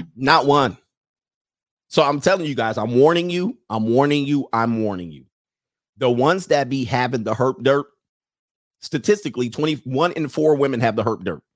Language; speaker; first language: English; native; English